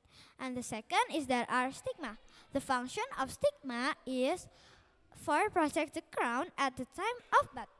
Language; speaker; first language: English; non-native, learner; Indonesian